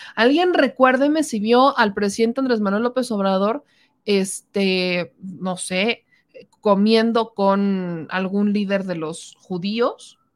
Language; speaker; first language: Spanish; native; Spanish